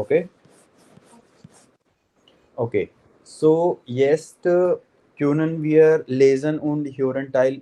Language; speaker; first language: German; non-native, fluent; Hindi